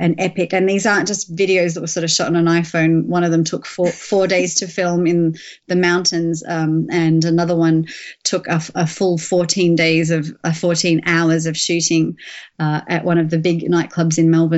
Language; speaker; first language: English; native; English